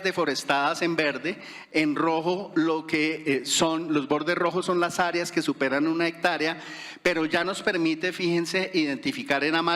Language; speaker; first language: Spanish; native; Spanish